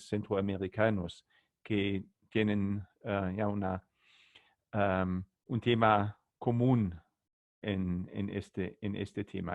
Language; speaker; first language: Spanish; non-native, learner; German